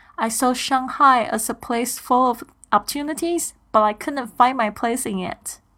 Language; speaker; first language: English; non-native, fluent; Chinese